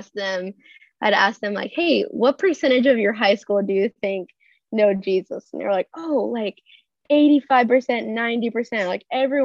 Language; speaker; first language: English; native; English